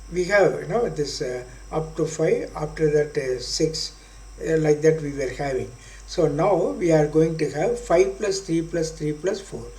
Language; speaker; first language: English; non-native, local second language; Tamil